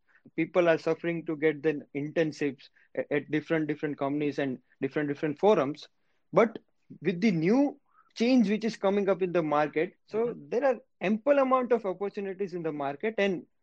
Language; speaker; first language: English; non-native, local second language; Gujarati